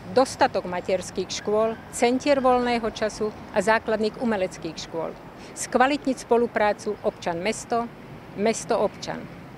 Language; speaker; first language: Slovak; native; Slovak